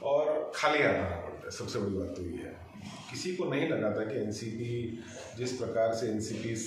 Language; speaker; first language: Hindi; non-native, local second language; Marathi